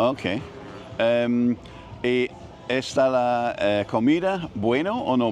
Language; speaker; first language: Spanish; non-native, learner; English